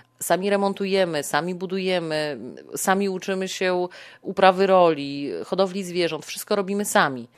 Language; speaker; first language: Polish; native; Polish